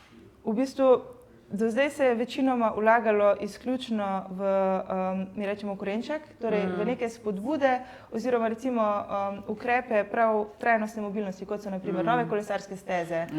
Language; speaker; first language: Slovenian; native; Slovenian